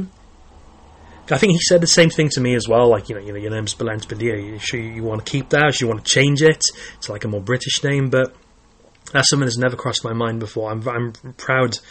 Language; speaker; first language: English; native; English